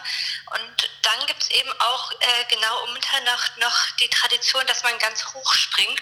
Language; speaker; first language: German; native; German